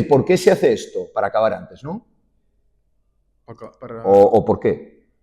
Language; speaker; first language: Spanish; native; Spanish